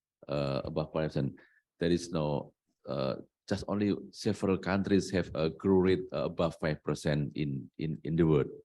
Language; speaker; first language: English; non-native, learner; Indonesian